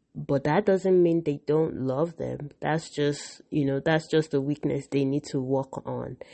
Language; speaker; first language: English; non-native, local second language; Yoruba